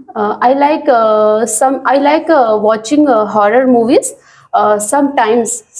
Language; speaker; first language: English; non-native, learner; Hindi